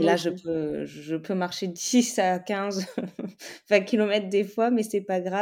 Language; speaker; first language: French; native; French